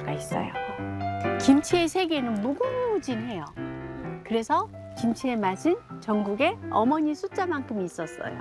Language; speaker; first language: Korean; native; Korean